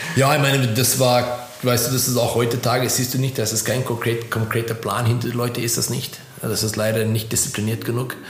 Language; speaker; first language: German; non-native, fluent; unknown